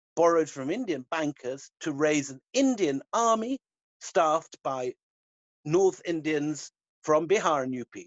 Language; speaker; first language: English; native; English